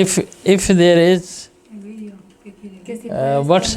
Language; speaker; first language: English; non-native, fluent; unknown